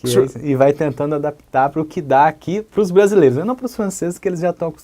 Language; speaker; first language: Portuguese; native; Portuguese